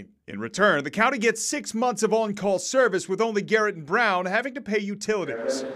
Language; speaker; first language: English; native; English